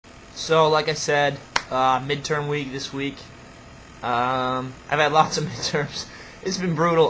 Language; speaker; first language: English; native; English